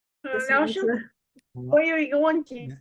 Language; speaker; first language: Chinese; non-native, learner; English